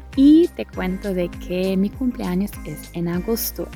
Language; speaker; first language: Spanish; non-native, fluent; German